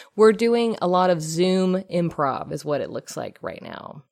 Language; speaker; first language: English; native; English